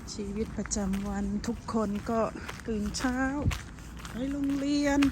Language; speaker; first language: Thai; native; Thai